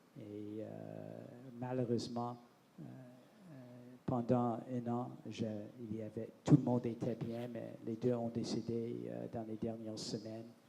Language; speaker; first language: French; non-native, local second language; English